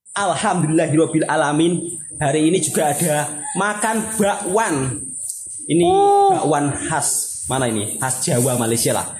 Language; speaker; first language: Indonesian; native; Indonesian